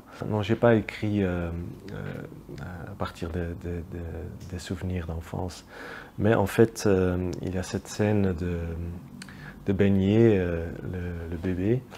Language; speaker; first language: French; non-native, local second language; Dutch